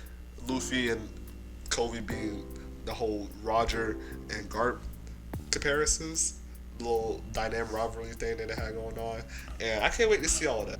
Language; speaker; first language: English; native; English